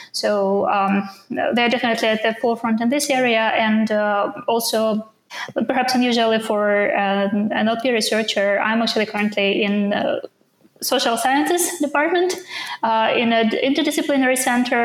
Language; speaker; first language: English; non-native, fluent; Ukrainian